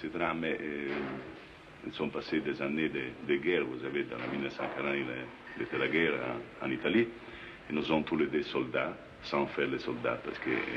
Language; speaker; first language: French; non-native, learner; Italian